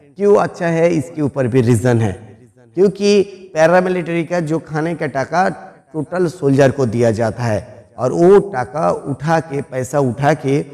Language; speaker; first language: Hindi; non-native, local second language; Bangla